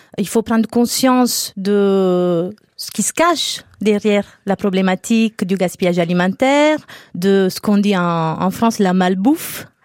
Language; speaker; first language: French; non-native, fluent; Italian